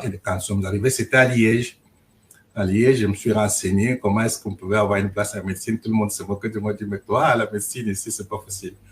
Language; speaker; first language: French; non-native, local second language; Luba-Lulua